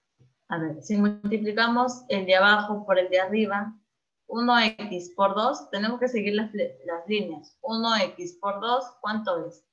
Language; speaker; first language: Spanish; native; Spanish